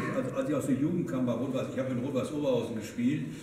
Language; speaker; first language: German; native; German